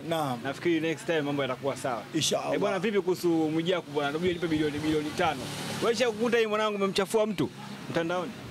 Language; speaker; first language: Swahili; native; Swahili